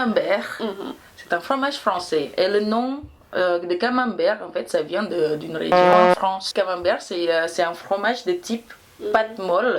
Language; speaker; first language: French; non-native, learner; Indonesian